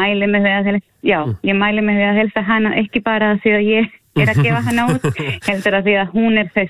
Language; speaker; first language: Icelandic; non-native, fluent; Spanish